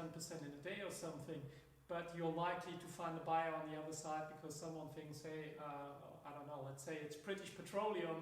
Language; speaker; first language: English; non-native, fluent; German